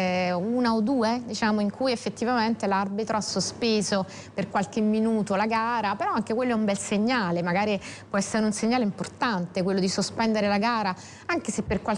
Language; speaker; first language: Italian; native; Italian